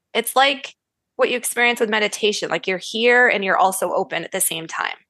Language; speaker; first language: English; native; English